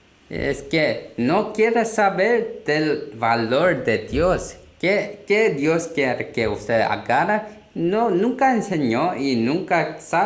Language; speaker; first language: Spanish; non-native, learner; Korean